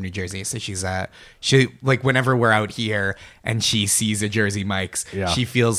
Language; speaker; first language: English; native; English